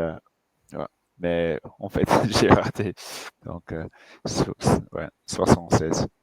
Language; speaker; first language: French; non-native, fluent; English